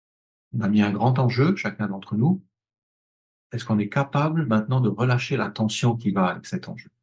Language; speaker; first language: French; native; French